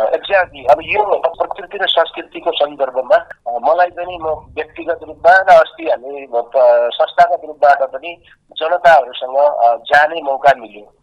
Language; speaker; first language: Nepali; non-native, local second language; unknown